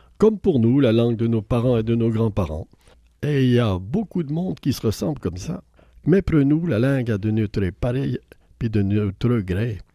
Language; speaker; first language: French; native; French